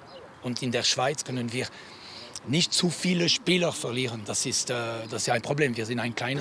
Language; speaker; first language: German; non-native, local second language; French